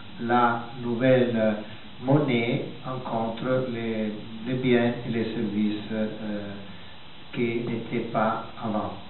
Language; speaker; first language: French; non-native, fluent; Italian